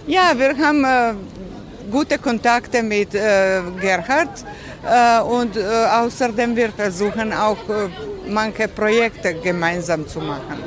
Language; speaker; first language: German; early bilingual, heritage; German